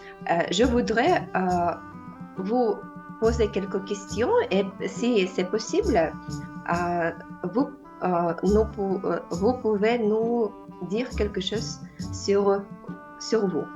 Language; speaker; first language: French; non-native, fluent; Russian